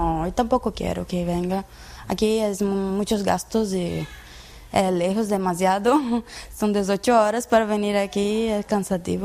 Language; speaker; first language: Spanish; non-native, learner; Portuguese